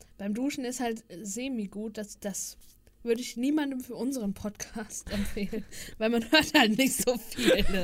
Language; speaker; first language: German; native; German